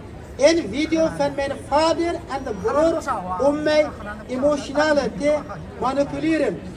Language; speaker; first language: Dutch; non-native, learner; Uyghur